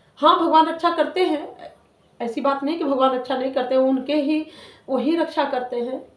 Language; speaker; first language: Hindi; native; Hindi